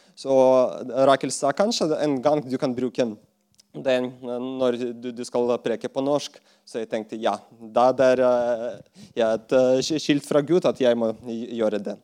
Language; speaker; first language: Norwegian; non-native, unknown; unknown